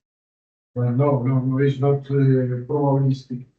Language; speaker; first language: English; non-native, learner; Spanish